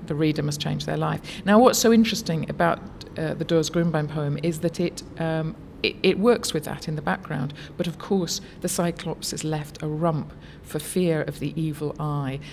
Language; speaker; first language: English; native; English